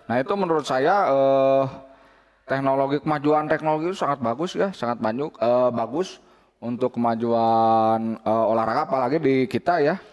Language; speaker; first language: Indonesian; non-native, local second language; Sundanese